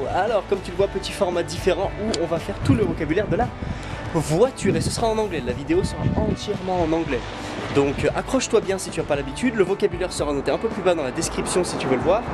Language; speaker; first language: French; non-native, fluent; English